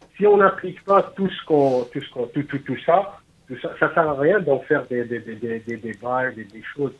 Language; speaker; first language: French; non-native, local second language; Arabic